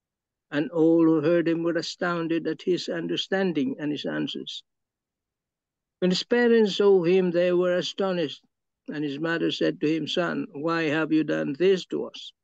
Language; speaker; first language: English; non-native, local second language; Filipino